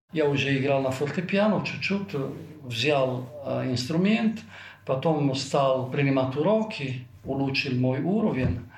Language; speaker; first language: Russian; non-native, fluent; Italian